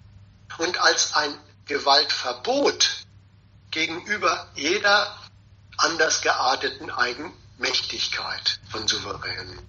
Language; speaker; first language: German; native; German